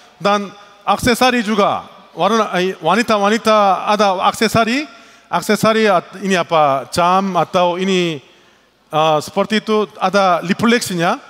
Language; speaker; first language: Indonesian; non-native, learner; Korean